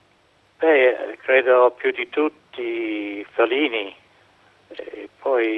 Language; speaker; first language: Italian; non-native, fluent; English